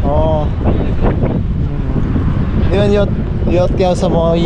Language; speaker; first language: Chinese; non-native, learner; Filipino